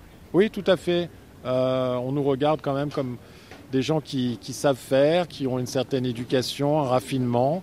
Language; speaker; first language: French; native; French